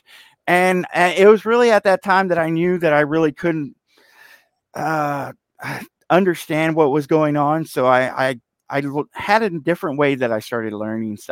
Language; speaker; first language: English; native; English